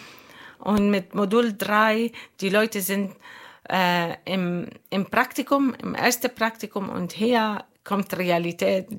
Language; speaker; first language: German; non-native, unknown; Arabic